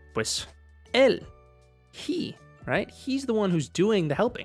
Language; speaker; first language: English; native; English